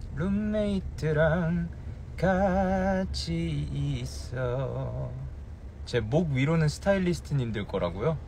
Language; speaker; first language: Korean; early bilingual, heritage; Korean